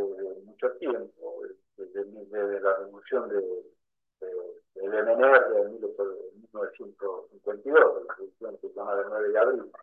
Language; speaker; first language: Spanish; native; Spanish